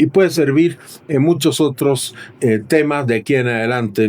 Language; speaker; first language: Spanish; native; Spanish